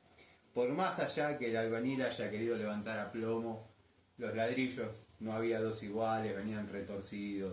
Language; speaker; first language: Spanish; native; Spanish